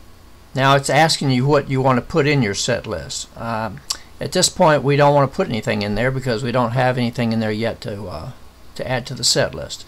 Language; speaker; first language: English; native; English